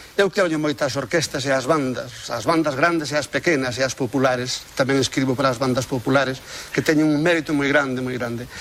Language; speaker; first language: Galician; native; Galician